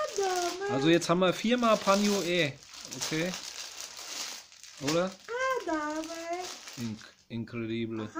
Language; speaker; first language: German; native; German